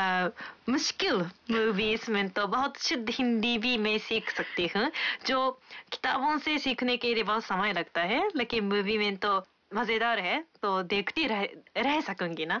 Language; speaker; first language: Hindi; non-native, fluent; Japanese